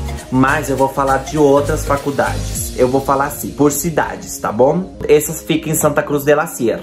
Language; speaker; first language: Portuguese; non-native, fluent; Spanish